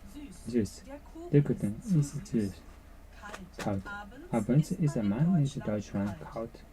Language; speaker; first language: German; non-native, learner; Japanese